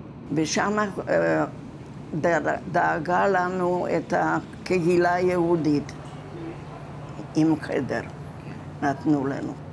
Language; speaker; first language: Hebrew; non-native, fluent; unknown